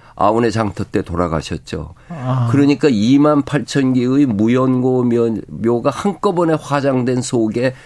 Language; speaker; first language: Korean; native; Korean